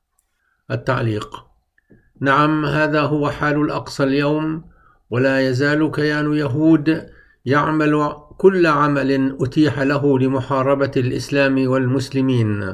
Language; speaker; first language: Arabic; native; Arabic